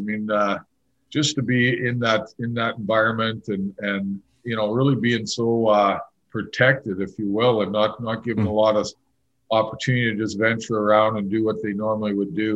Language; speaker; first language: English; native; English